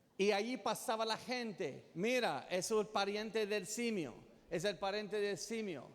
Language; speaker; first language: Spanish; non-native, fluent; English